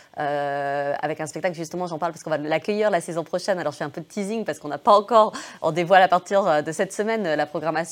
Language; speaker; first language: French; early bilingual, other home language; English